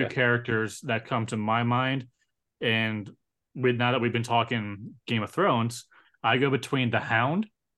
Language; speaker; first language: English; native; English